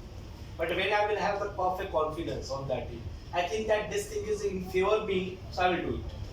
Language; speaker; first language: English; non-native, local second language; Marathi